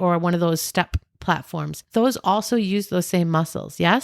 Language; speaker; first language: English; native; English